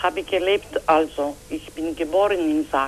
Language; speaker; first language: German; non-native, learner; Croatian